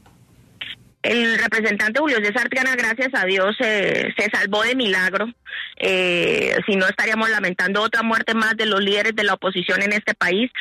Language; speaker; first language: Spanish; native; Spanish